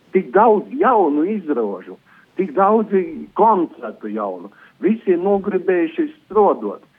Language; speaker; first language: Latvian; native; Latvian